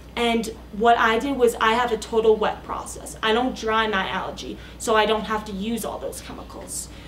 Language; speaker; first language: English; native; English